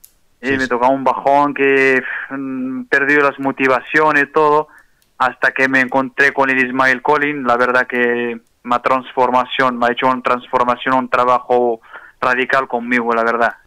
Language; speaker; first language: Spanish; non-native, fluent; Arabic